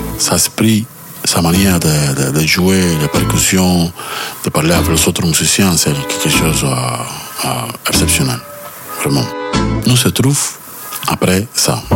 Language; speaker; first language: French; non-native, learner; Spanish